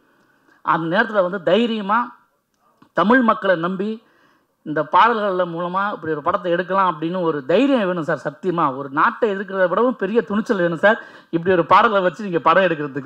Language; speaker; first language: Tamil; native; Tamil